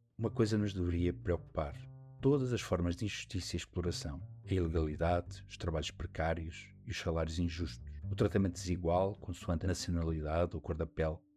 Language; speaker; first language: Portuguese; native; Portuguese